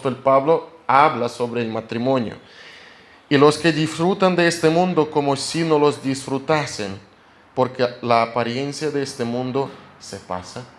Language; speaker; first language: Spanish; non-native, fluent; Russian